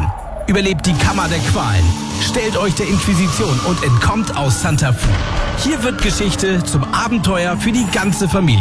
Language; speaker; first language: German; native; German